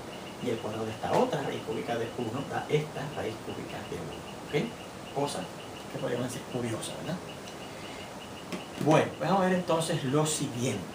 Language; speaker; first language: Spanish; native; Spanish